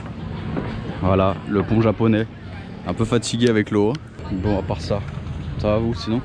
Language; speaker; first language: French; native; French